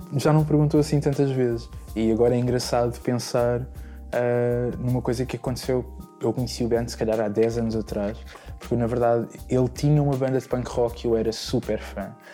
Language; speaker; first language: Portuguese; native; Portuguese